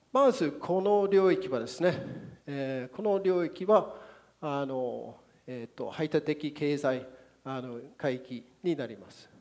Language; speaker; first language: Japanese; non-native, fluent; English